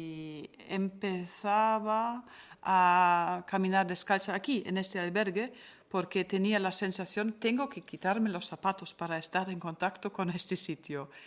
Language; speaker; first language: Spanish; non-native, fluent; German